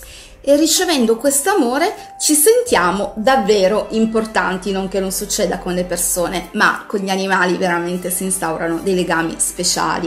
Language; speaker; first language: Italian; native; Italian